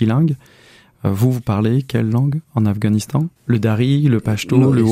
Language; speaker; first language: French; native; French